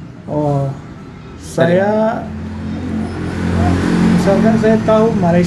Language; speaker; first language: Indonesian; non-native, learner; Turkish